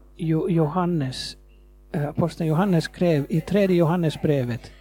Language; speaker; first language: Swedish; non-native, fluent; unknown